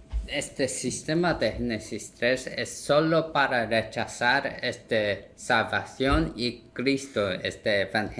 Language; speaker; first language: Spanish; non-native, learner; Korean